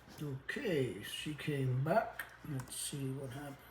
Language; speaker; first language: English; native; English